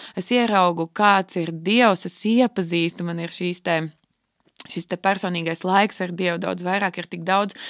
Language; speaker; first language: Latvian; native; Latvian